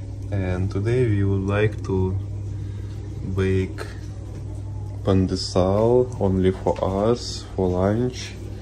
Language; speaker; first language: English; non-native, learner; Russian